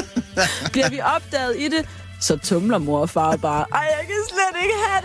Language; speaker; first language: Danish; native; Danish